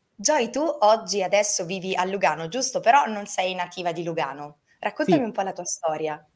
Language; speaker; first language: Italian; native; Italian